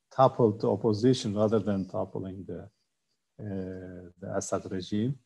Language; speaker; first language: English; non-native, fluent; Turkish